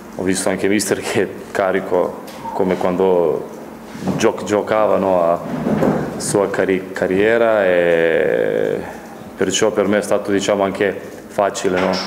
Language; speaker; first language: Italian; non-native, fluent; Serbian